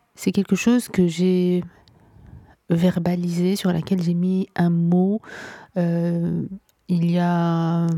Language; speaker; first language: French; non-native, local second language; Arabic